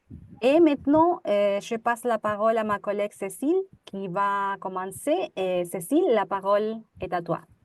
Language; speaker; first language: French; non-native, fluent; Spanish